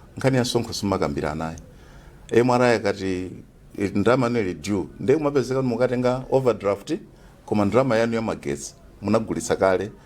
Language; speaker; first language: Nyanja; native; Nyanja